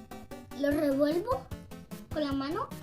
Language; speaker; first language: Spanish; native; Spanish